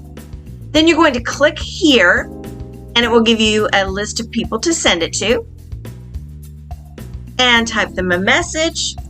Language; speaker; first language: English; native; English